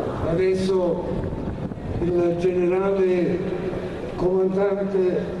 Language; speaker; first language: Italian; native; Italian